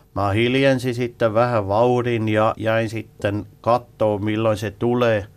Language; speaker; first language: Finnish; non-native, fluent; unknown